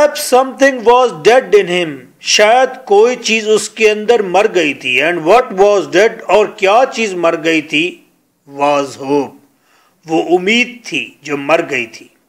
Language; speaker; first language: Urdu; non-native, local second language; Punjabi